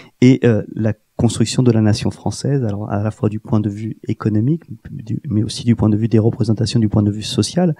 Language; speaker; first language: French; native; French